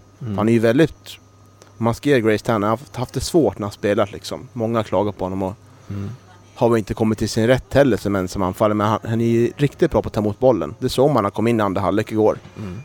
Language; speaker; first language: Swedish; native; Swedish